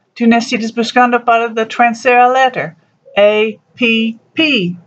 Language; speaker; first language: Spanish; non-native, learner; English